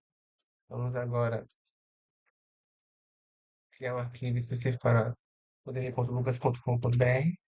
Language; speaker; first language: Portuguese; native; Portuguese